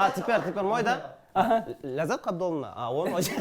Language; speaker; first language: Russian; non-native, local second language; Kazakh